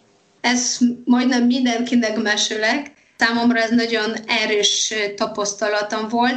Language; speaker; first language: Hungarian; non-native, fluent; Polish